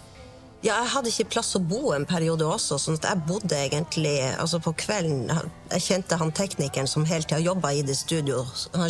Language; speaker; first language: Norwegian; native; Norwegian